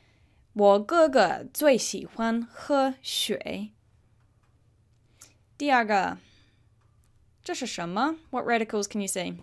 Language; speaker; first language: Chinese; non-native, fluent; English